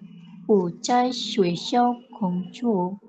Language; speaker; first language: Chinese; non-native, learner; Indonesian